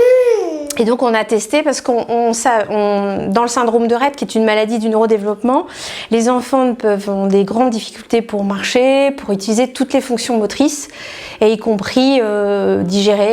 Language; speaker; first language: French; native; French